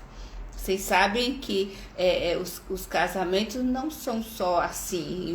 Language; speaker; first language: Portuguese; native; Portuguese